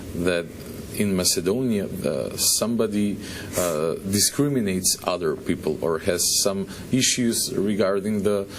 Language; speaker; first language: English; non-native, fluent; Macedonian